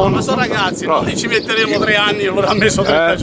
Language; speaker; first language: Italian; native; Italian